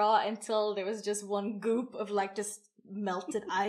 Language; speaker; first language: English; non-native, fluent; Swedish